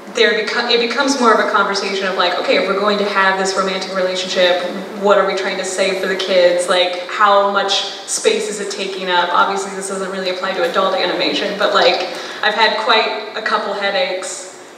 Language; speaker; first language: English; native; English